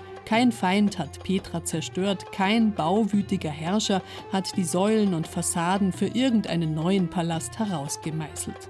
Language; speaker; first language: German; native; German